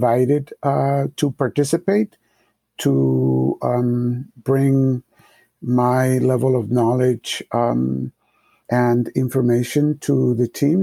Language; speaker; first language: English; early bilingual, other home language; Spanish